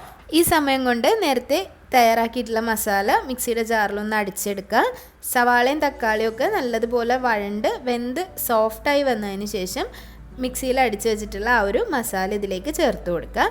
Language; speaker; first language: Malayalam; native; Malayalam